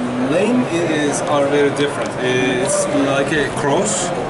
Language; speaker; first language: English; non-native, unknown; Turkish